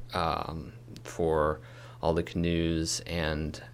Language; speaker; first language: English; native; English